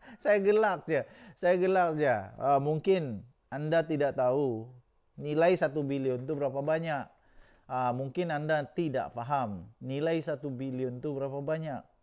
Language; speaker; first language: Malay; native; Malay